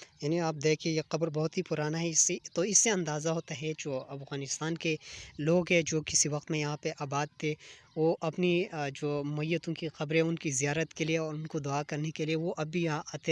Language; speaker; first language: Urdu; non-native, local second language; Pashto